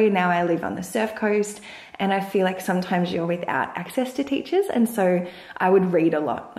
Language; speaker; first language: English; native; English